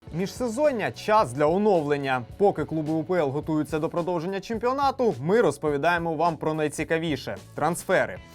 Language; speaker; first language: Ukrainian; native; Ukrainian